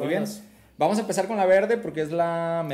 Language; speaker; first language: Spanish; native; Spanish